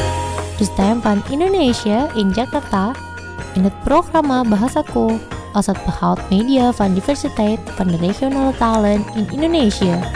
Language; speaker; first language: Dutch; non-native, learner; Indonesian